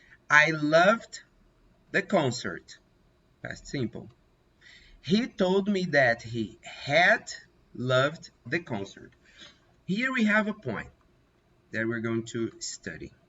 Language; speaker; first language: English; non-native, fluent; Portuguese